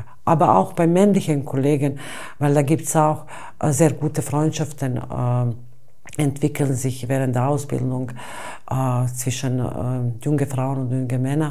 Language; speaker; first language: German; non-native, fluent; Bosnian